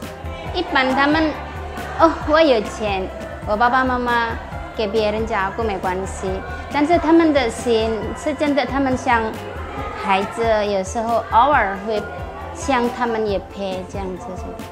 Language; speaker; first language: Chinese; non-native, learner; Indonesian